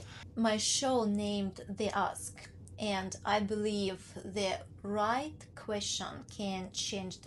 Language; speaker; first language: English; non-native, learner; Ukrainian